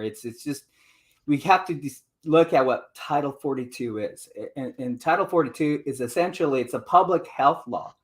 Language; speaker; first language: English; native; English